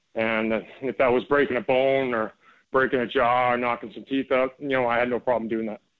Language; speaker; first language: English; native; English